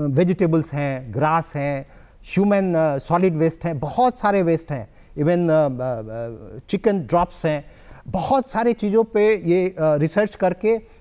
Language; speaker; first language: Hindi; native; Hindi